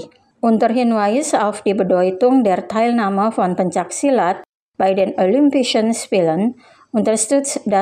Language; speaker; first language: German; non-native, fluent; Indonesian